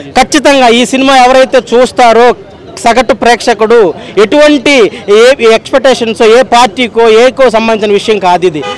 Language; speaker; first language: Telugu; native; Telugu